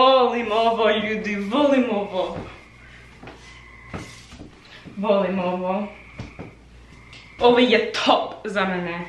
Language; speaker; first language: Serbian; non-native, learner; English